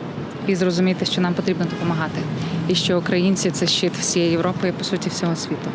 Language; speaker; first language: Ukrainian; native; Ukrainian